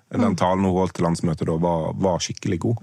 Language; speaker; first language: Norwegian; native; Norwegian